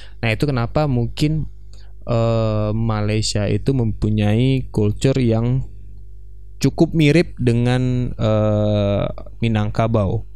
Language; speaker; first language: Indonesian; non-native, local second language; Minangkabau